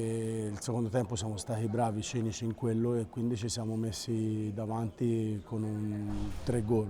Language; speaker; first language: Italian; native; Italian